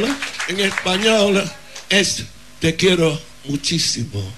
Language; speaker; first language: Spanish; non-native, learner; English